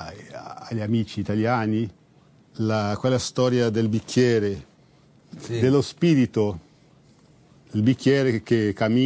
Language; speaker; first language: Italian; non-native, fluent; Portuguese